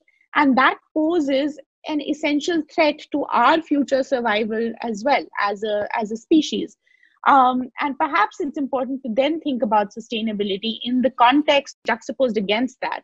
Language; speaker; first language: English; non-native, local second language; Hindi